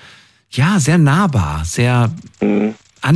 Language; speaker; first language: German; native; German